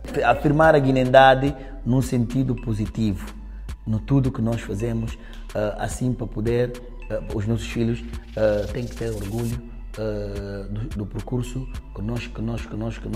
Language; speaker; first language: Portuguese; non-native, local second language; Upper Guinea Crioulo